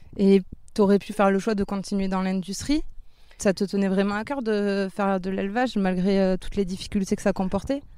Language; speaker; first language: French; native; French